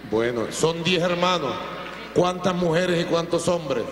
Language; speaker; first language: Spanish; native; Spanish